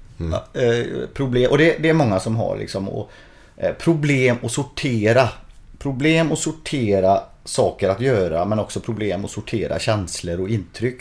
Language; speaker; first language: Swedish; native; Swedish